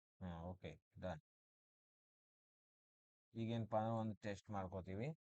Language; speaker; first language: Kannada; native; Kannada